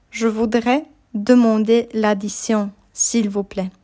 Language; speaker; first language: French; non-native, fluent; Polish